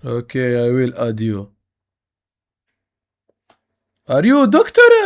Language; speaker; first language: English; non-native, learner; Arabic